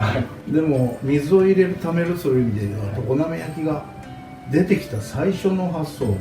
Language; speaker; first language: Japanese; native; Japanese